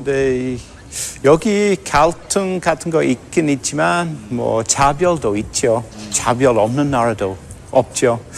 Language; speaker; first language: Korean; non-native, fluent; English